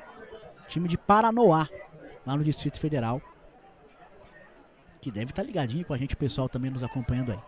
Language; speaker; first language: Portuguese; native; Portuguese